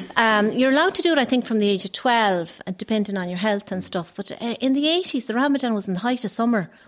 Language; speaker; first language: English; non-native, local second language; Irish